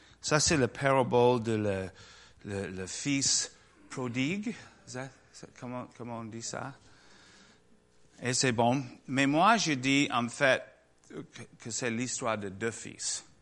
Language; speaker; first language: French; non-native, learner; English